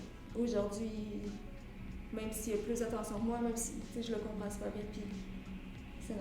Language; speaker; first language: French; native; French